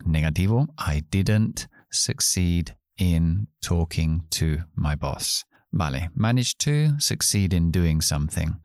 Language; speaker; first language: English; native; English